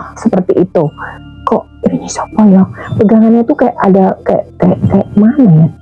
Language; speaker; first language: Indonesian; native; Indonesian